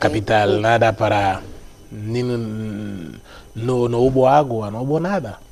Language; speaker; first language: Spanish; non-native, fluent; Haitian Creole